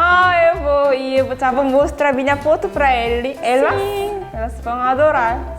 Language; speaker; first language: Portuguese; non-native, fluent; Korean